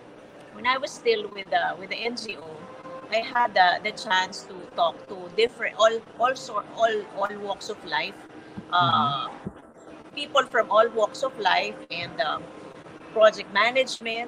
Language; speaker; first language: English; non-native, local second language; Filipino